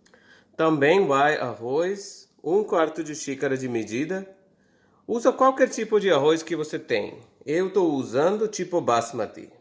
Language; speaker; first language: Portuguese; non-native, fluent; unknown